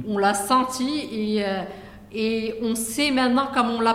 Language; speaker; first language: French; non-native, local second language; Arabic